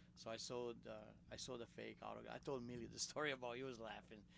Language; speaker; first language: English; non-native, fluent; Portuguese